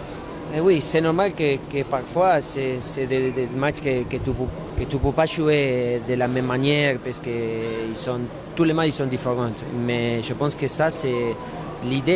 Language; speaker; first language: French; non-native, learner; Spanish